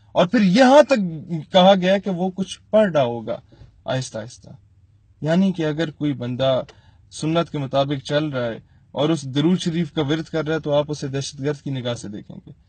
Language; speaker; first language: Urdu; non-native, local second language; Punjabi